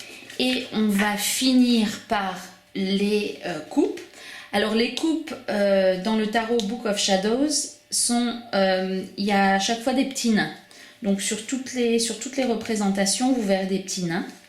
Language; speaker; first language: French; native; French